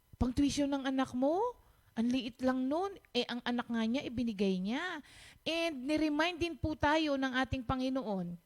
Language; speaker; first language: Filipino; non-native, local second language; Pampanga